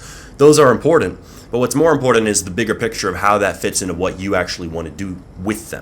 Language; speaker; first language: English; native; English